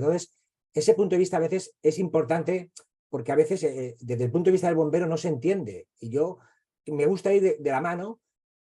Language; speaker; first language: Spanish; native; Spanish